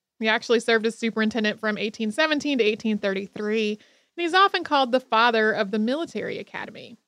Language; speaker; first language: English; native; English